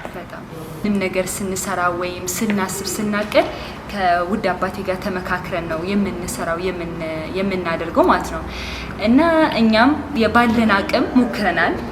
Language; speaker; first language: Amharic; early bilingual, heritage; Amharic